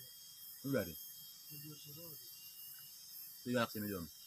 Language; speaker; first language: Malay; non-native, local second language; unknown